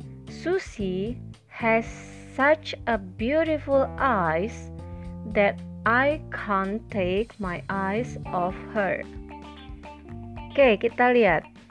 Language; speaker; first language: English; non-native, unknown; Indonesian